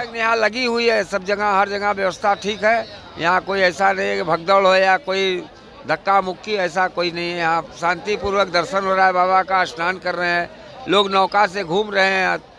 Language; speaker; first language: Hindi; native; Hindi